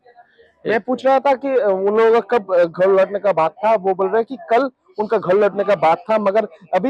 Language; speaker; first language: Hindi; non-native, local second language; Bangla